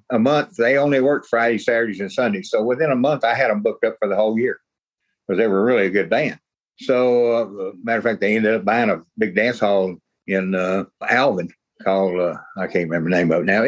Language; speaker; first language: English; native; English